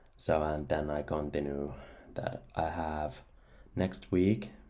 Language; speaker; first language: English; non-native, fluent; Finnish